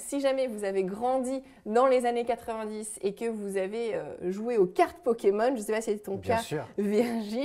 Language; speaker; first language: French; native; French